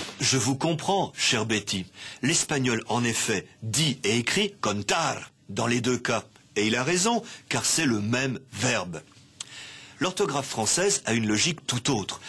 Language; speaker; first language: French; native; French